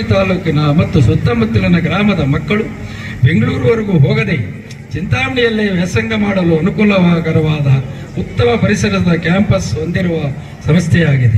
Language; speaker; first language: Kannada; native; Kannada